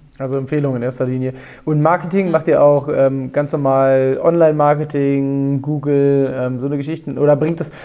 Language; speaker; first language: German; native; German